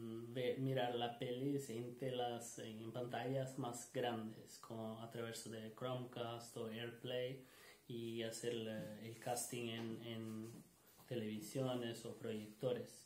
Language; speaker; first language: Spanish; non-native, learner; Portuguese